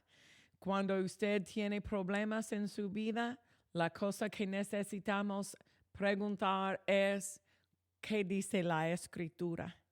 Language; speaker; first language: Spanish; non-native, fluent; English